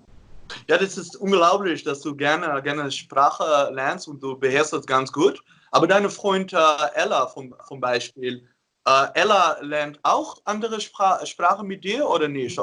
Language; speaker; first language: German; non-native, fluent; Dutch